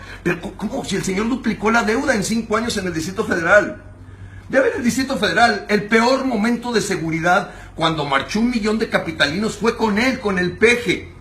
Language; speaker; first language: Spanish; native; Spanish